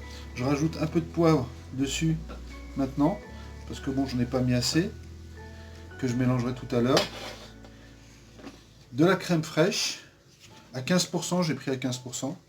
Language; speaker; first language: French; native; French